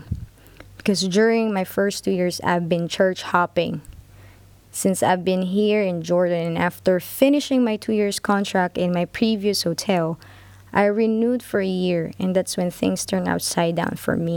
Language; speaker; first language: English; non-native, local second language; Filipino